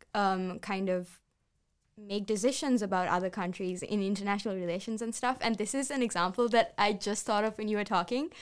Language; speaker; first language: English; non-native, local second language; Sinhala